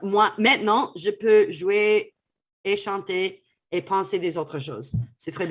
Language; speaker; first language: French; non-native, fluent; English